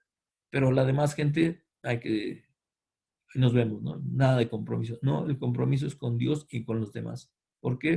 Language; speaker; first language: Spanish; native; Spanish